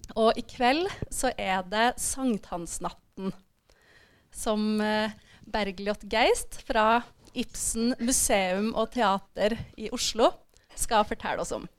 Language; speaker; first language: Norwegian; native; Norwegian